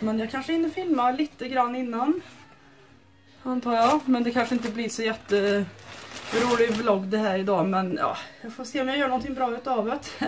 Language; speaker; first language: Swedish; native; Swedish